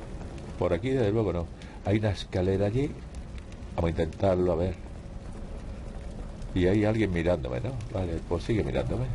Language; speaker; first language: Spanish; native; Spanish